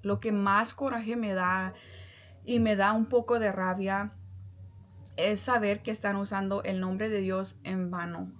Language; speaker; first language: Spanish; early bilingual, heritage; Spanish